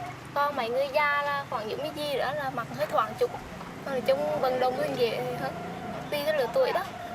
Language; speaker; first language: Vietnamese; native; Vietnamese